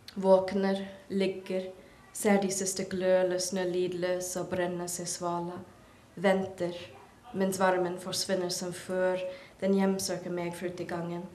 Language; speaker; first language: Norwegian; non-native, fluent; English